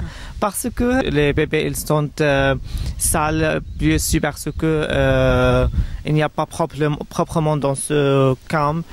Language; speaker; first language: French; non-native, learner; Arabic